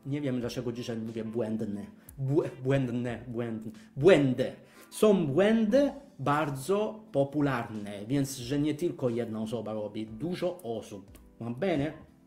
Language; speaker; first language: Polish; non-native, fluent; Italian